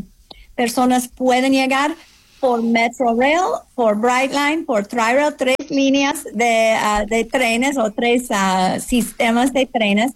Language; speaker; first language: Spanish; non-native, fluent; English